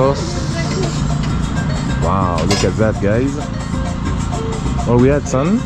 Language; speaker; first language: English; non-native, fluent; Spanish